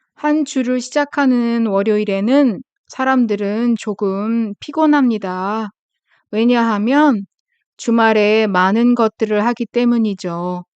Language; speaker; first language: Korean; native; Korean